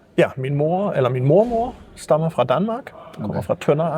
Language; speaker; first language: Danish; early bilingual, heritage; Danish